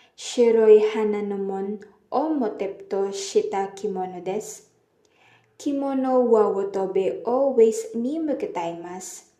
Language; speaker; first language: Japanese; non-native, learner; Filipino